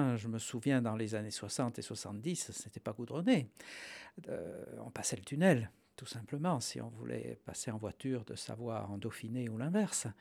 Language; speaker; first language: French; native; French